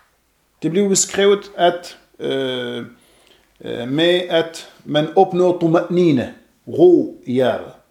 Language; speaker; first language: Danish; non-native, fluent; Arabic